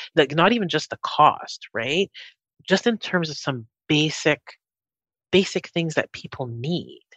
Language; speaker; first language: English; native; English